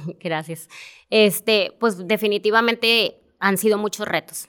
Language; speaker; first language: Spanish; native; Spanish